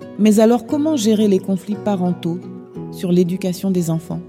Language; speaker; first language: French; native; French